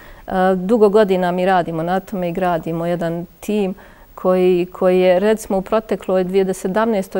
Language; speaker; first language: Croatian; native; Croatian